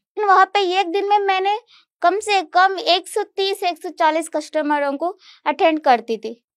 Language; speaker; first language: Hindi; non-native, local second language; Kannada